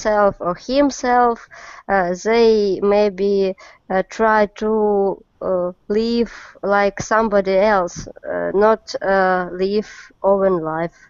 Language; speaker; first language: English; non-native, learner; Russian